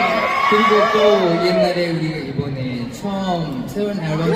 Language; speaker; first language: Korean; non-native, fluent; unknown